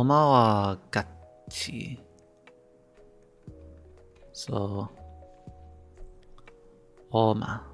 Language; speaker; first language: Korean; non-native, learner; English